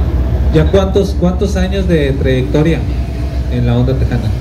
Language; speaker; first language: Spanish; native; Spanish